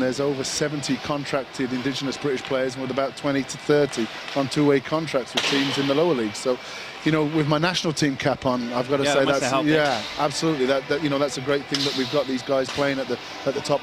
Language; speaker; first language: English; native; English